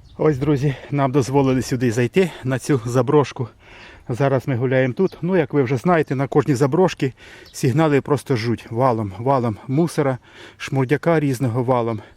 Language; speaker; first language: Ukrainian; non-native, local second language; Russian